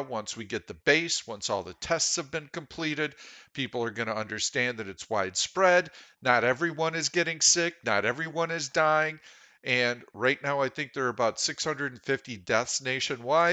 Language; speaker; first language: English; native; English